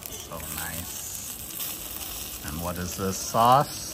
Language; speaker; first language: English; non-native, fluent; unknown